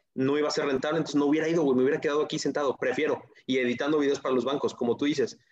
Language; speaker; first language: Spanish; native; Spanish